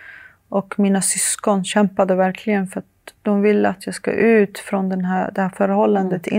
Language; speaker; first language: Swedish; early bilingual, other home language; Arabic